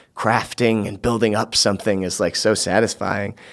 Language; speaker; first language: English; native; English